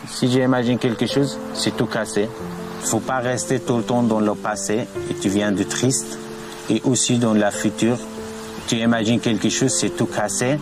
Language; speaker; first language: French; non-native, learner; Arabic